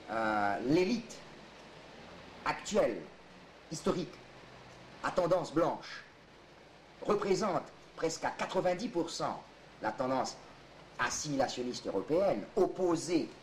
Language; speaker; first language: French; native; French